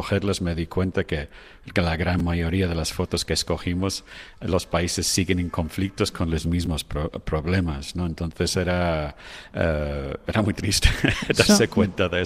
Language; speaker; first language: Spanish; non-native, fluent; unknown